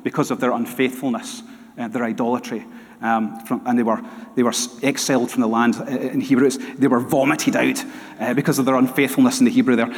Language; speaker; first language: English; native; English